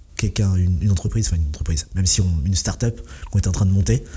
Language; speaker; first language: French; native; French